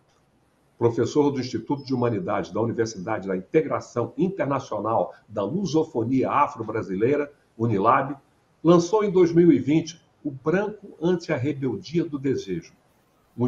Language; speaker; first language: Portuguese; native; Portuguese